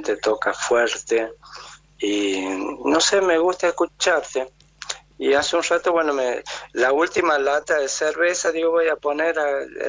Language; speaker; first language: Spanish; native; Spanish